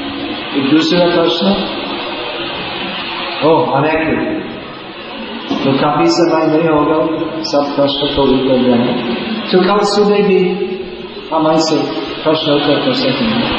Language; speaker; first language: Hindi; non-native, learner; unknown